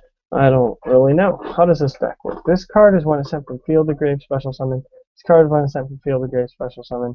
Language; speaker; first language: English; native; English